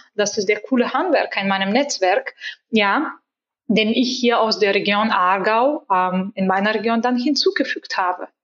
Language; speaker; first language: German; non-native, fluent; Bulgarian